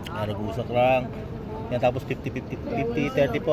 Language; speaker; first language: Filipino; native; Filipino